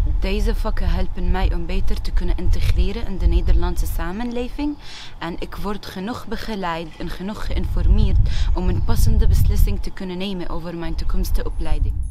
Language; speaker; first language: Dutch; non-native, fluent; Arabic